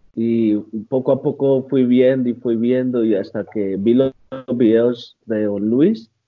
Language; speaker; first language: Spanish; native; Spanish